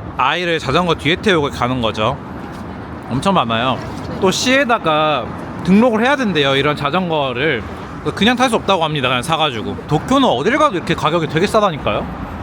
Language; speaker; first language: Korean; native; Korean